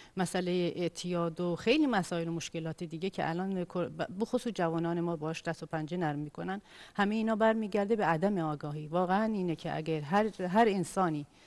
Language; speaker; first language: Persian; non-native, local second language; Kurdish